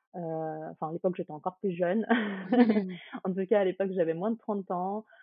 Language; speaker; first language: French; early bilingual, other home language; Ukrainian